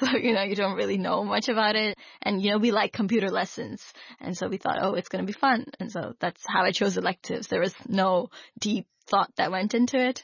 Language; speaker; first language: English; non-native, local second language; Urdu